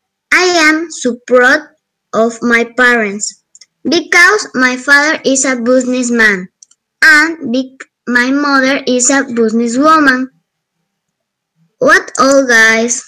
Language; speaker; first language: English; non-native, learner; Spanish